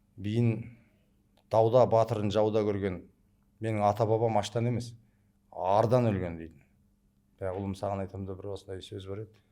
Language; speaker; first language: Kazakh; early bilingual, heritage; Kazakh